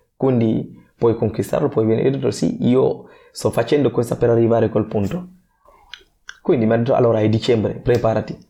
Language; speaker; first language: Italian; non-native, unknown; Fula